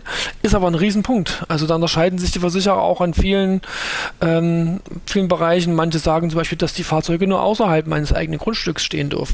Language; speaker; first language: German; native; German